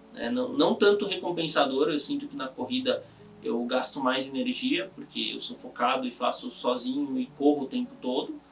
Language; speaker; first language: Portuguese; native; Portuguese